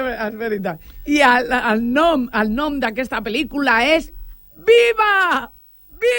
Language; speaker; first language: Catalan; non-native, local second language; Spanish